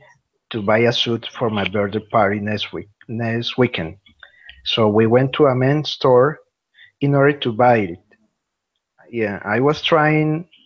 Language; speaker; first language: English; non-native, learner; Spanish